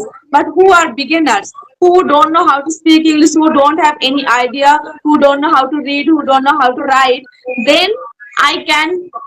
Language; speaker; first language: English; non-native, learner; Bangla